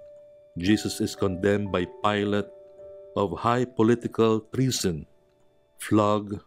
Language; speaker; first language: English; non-native, local second language; Filipino